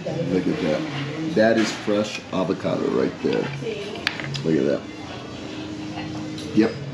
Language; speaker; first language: English; native; English